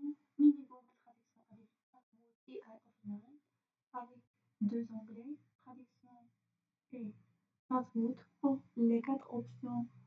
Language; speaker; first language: French; non-native, fluent; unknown